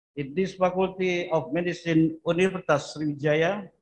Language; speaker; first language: English; non-native, fluent; Indonesian